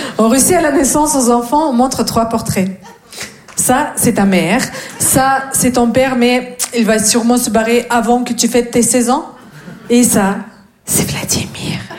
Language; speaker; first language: French; non-native, fluent; Russian